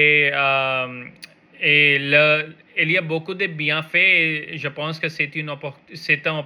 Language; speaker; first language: French; non-native, learner; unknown